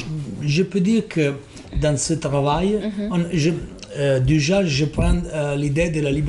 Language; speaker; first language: French; non-native, learner; Italian